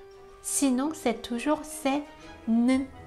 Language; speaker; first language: French; non-native, fluent; Korean